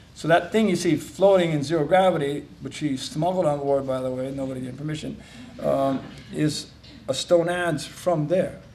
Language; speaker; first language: English; native; English